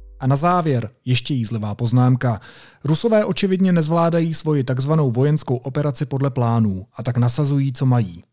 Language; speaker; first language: Czech; native; Czech